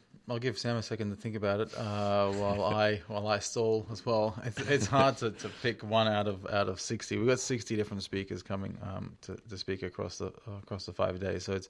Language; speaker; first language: English; native; English